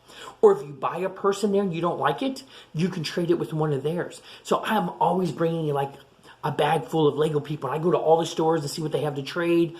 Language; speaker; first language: English; native; English